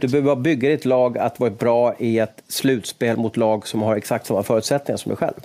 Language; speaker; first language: Swedish; native; Swedish